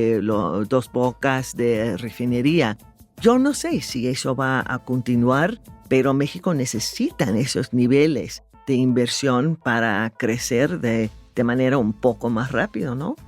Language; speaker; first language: Spanish; non-native, fluent; English